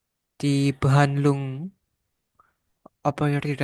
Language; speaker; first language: German; non-native, learner; Indonesian